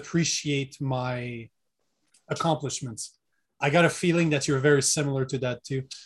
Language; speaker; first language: English; non-native, fluent; French